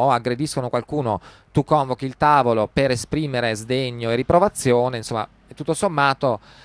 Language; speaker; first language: Italian; native; Italian